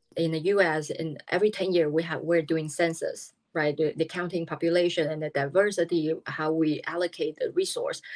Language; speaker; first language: English; non-native, fluent; Chinese